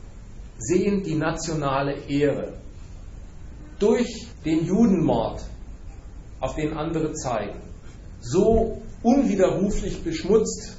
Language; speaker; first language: German; native; German